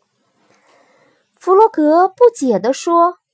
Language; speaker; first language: Chinese; native; Chinese